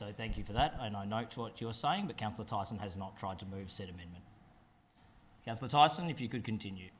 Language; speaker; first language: English; native; English